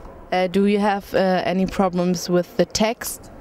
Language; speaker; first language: English; non-native, learner; German